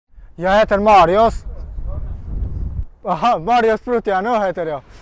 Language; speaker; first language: Swedish; non-native, learner; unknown